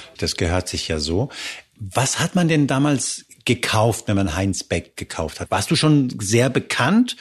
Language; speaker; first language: German; early bilingual, other home language; Spanish